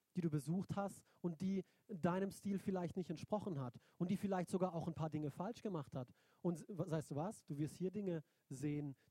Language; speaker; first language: German; native; German